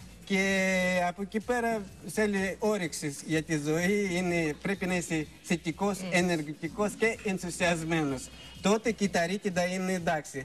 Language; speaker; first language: Greek; non-native, fluent; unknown